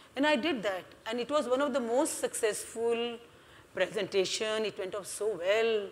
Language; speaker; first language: English; non-native, local second language; Hindi